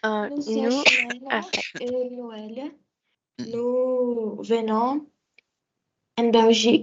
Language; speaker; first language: French; non-native, learner; Portuguese